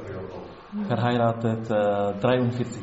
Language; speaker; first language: German; non-native, learner; Czech